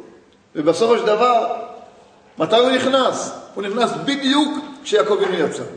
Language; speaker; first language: Hebrew; native; Hebrew